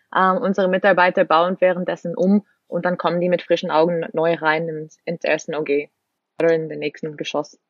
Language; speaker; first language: German; non-native, fluent; English